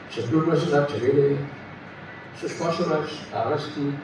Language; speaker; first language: Hindi; non-native, local second language; Marathi